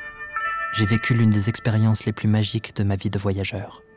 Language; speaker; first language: French; native; French